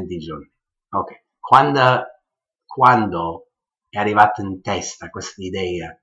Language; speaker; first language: Italian; early bilingual, heritage; English